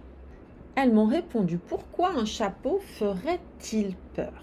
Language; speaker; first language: French; non-native, fluent; Portuguese